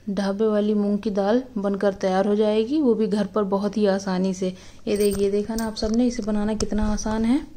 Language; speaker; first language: Hindi; native; Hindi